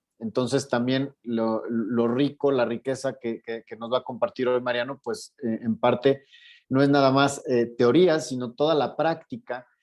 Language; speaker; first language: Spanish; native; Spanish